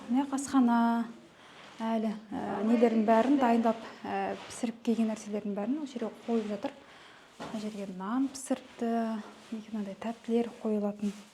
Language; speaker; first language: Kazakh; native; Kazakh